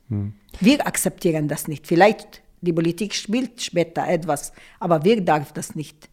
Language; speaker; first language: German; non-native, local second language; Arabic